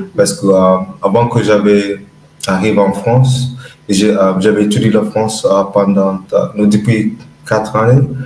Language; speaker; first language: French; non-native, learner; English